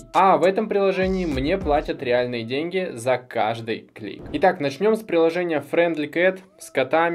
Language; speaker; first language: Russian; native; Russian